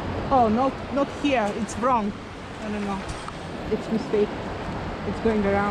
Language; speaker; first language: English; non-native, learner; Serbian